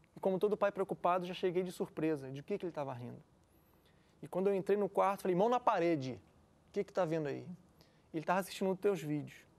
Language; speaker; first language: Portuguese; native; Portuguese